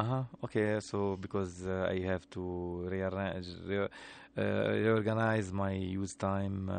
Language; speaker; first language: English; non-native, learner; Arabic